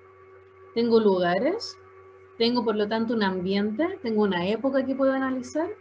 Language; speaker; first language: Spanish; native; Spanish